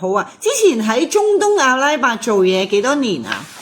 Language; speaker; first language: Cantonese; native; Cantonese